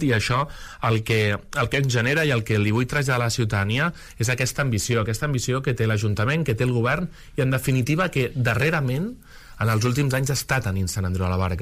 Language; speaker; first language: Catalan; native; Catalan